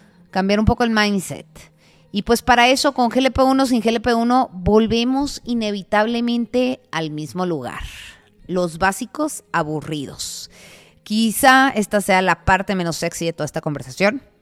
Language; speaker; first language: Spanish; native; Spanish